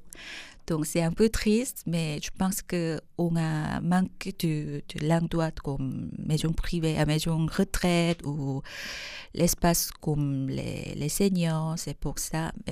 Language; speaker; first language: French; non-native, fluent; Korean